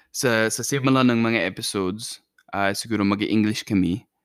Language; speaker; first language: Filipino; non-native, fluent; English